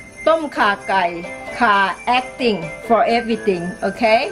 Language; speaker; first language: English; non-native, learner; Thai